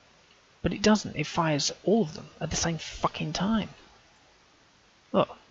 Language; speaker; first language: English; native; English